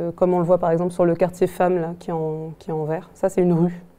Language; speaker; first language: French; native; French